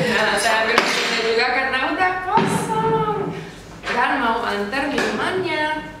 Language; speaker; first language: Indonesian; non-native, fluent; Romanian